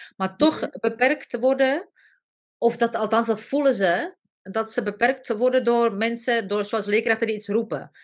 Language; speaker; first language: Dutch; non-native, fluent; Slovak